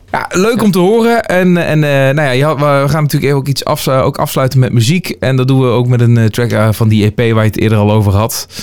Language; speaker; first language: Dutch; native; Dutch